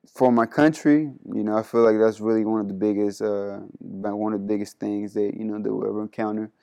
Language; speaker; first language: English; non-native, fluent; Spanish